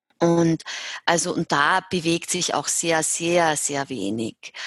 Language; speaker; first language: German; native; German